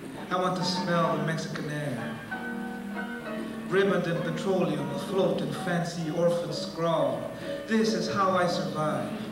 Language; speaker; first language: English; early bilingual, other home language; Spanish